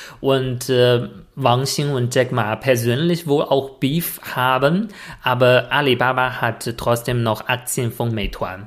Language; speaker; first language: German; non-native, fluent; Chinese